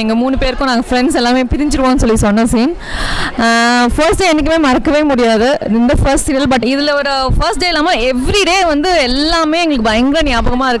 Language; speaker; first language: Tamil; non-native, fluent; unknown